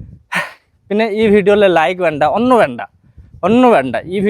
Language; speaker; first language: Malayalam; non-native, learner; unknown